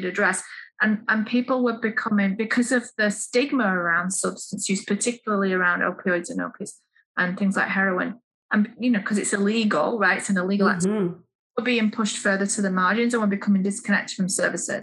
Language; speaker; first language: English; native; English